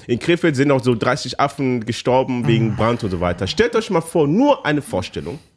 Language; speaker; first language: German; early bilingual, other home language; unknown